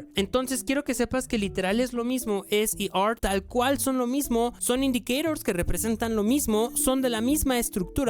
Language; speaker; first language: Spanish; native; Spanish